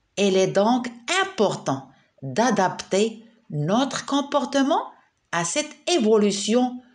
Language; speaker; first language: French; non-native, local second language; Arabic